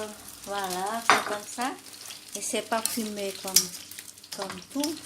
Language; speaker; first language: French; non-native, fluent; Vietnamese